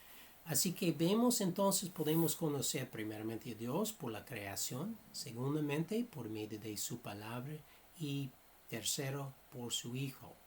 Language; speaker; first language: Spanish; non-native, fluent; English